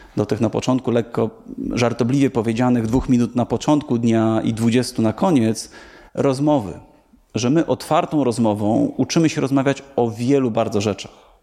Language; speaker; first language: Polish; native; Polish